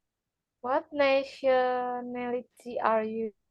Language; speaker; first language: English; non-native, learner; Indonesian